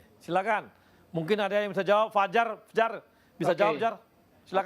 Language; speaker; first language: Indonesian; native; Indonesian